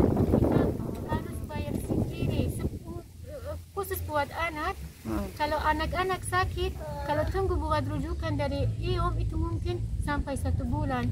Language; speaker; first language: Indonesian; non-native, learner; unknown